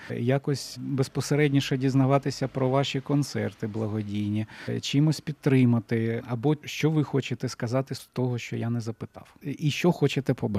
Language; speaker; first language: Ukrainian; native; Ukrainian